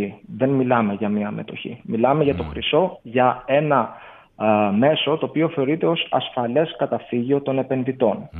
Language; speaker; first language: Greek; native; Greek